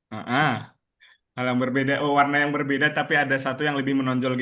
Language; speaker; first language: Indonesian; native; Indonesian